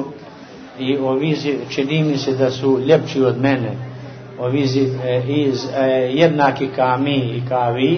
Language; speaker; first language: Serbian; early bilingual, heritage; Serbian